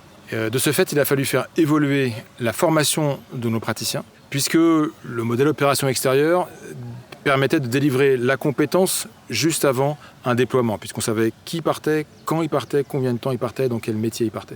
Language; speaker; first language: French; native; French